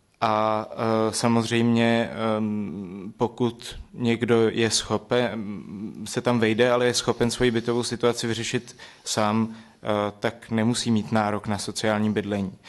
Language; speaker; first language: Czech; native; Czech